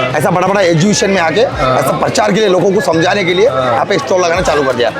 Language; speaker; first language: Hindi; non-native, local second language; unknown